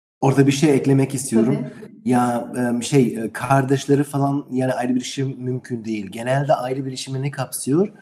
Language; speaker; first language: Turkish; non-native, learner; German